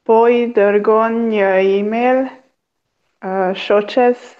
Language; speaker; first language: Albanian; non-native, learner; Hungarian